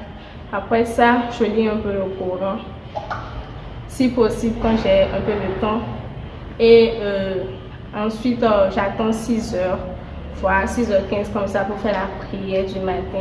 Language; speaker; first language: French; non-native, local second language; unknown